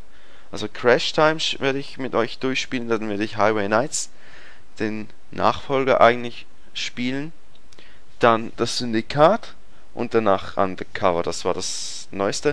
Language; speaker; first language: German; native; German